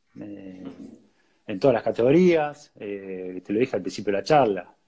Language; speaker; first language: Spanish; native; Spanish